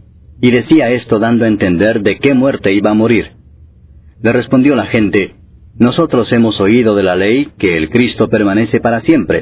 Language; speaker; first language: Spanish; native; Spanish